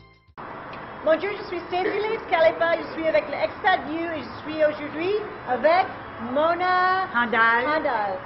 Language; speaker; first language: French; non-native, fluent; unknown